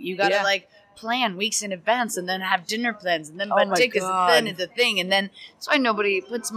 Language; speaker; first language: English; native; English